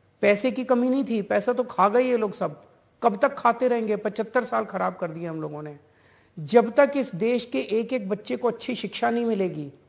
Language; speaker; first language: Hindi; native; Hindi